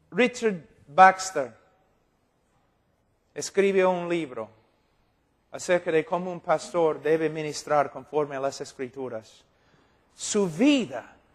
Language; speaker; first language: Spanish; non-native, fluent; English